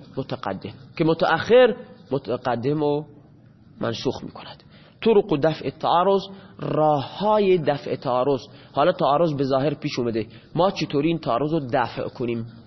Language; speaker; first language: Persian; non-native, local second language; Baluchi